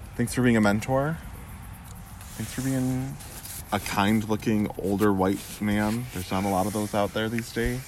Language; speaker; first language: English; native; English